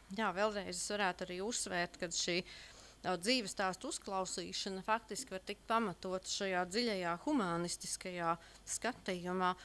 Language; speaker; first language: Latvian; native; Latvian